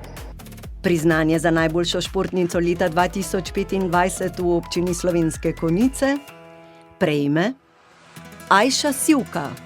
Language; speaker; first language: Slovenian; native; Slovenian